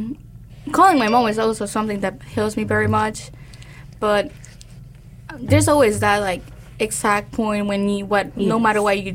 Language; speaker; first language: English; non-native, fluent; Spanish